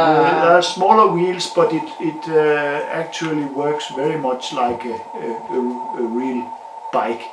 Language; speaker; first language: English; non-native, learner; Danish